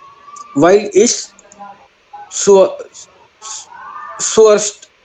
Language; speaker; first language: German; non-native, learner; Hindi